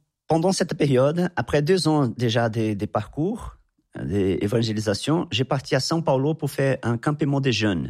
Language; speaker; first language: French; non-native, fluent; Portuguese